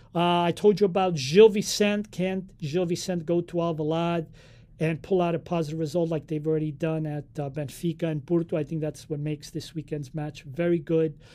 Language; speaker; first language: English; early bilingual, other home language; Portuguese